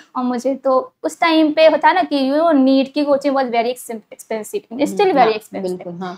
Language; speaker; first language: Hindi; native; Hindi